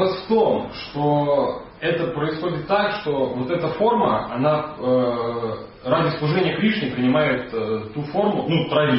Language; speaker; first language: Russian; native; Russian